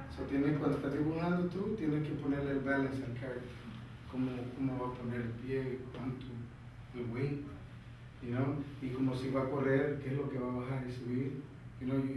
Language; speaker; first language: Spanish; early bilingual, heritage; Spanish